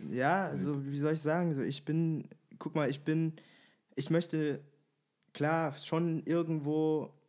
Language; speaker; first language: German; native; German